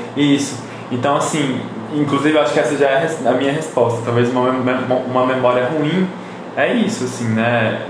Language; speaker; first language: Portuguese; native; Portuguese